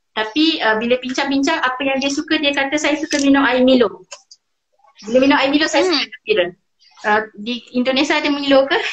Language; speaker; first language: Malay; native; Malay